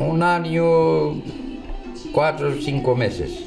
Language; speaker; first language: Spanish; non-native, learner; Romanian